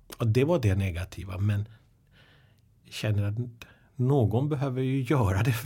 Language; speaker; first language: Swedish; early bilingual, other home language; Persian